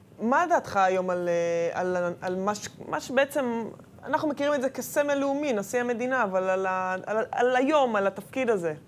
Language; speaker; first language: Hebrew; native; Hebrew